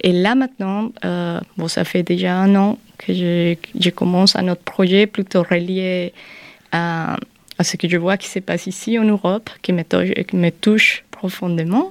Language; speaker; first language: French; non-native, fluent; Spanish